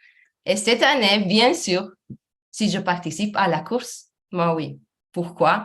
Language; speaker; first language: French; non-native, fluent; Romanian